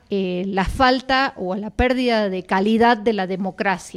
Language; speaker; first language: Spanish; native; Spanish